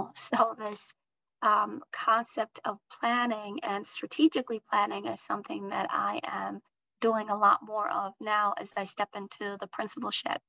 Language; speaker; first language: English; early bilingual, other home language; Somali